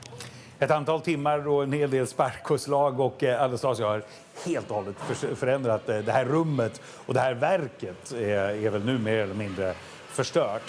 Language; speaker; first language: Swedish; native; Swedish